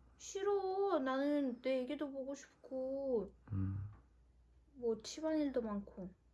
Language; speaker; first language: Korean; non-native, fluent; Russian